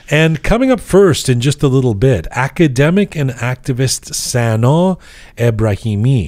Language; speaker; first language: English; native; English